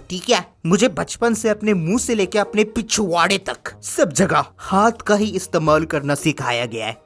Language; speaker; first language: Hindi; non-native, local second language; Kannada